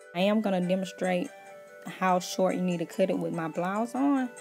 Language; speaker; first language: English; native; English